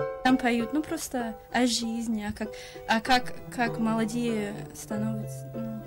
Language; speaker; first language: Russian; non-native, fluent; English